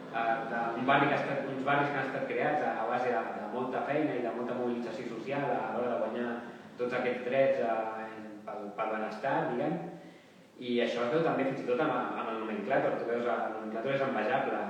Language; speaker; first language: Catalan; native; Catalan